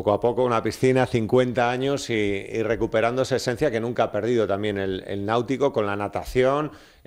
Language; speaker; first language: Spanish; native; Spanish